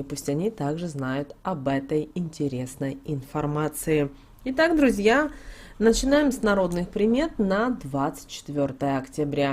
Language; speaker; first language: Russian; native; Russian